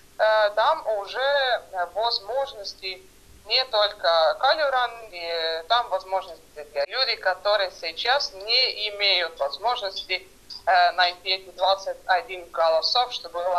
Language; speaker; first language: Russian; non-native, fluent; Estonian